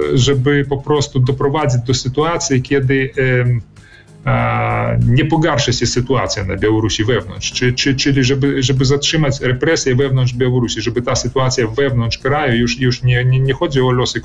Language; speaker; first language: Polish; early bilingual, heritage; Polish